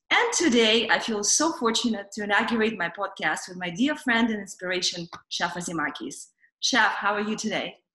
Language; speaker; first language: English; non-native, fluent; Russian